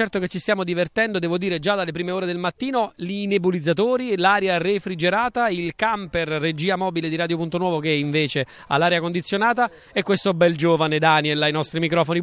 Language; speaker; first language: Italian; native; Italian